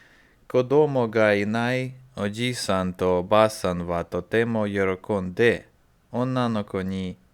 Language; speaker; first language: Japanese; non-native, learner; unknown